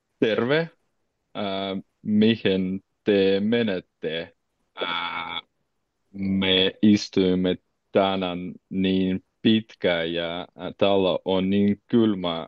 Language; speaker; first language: Finnish; non-native, learner; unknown